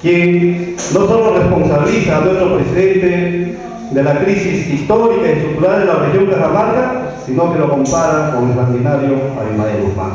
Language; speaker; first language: Spanish; native; Spanish